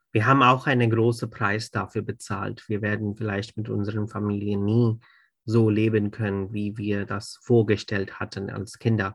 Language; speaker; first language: German; non-native, fluent; Urdu